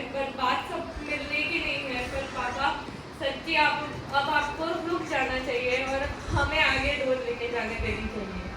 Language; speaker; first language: Hindi; non-native, local second language; Marathi